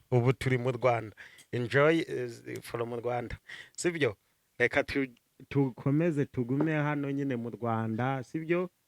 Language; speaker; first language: Kinyarwanda; early bilingual, other home language; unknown